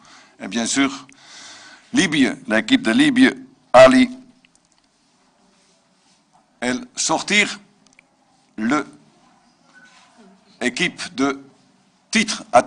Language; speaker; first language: French; non-native, learner; Dutch